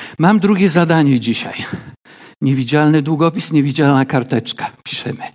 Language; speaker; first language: Polish; native; Polish